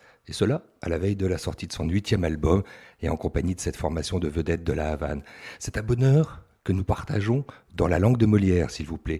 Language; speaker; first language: French; native; French